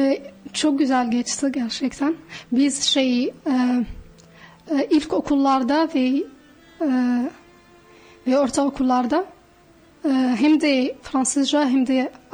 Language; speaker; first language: Turkish; non-native, fluent; Arabic